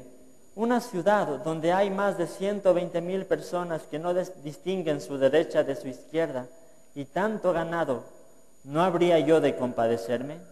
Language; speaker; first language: Spanish; native; Spanish